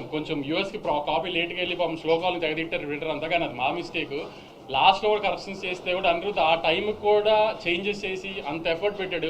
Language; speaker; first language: Telugu; native; Telugu